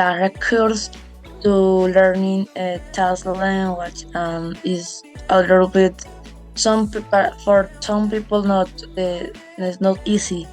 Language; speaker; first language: English; non-native, learner; Spanish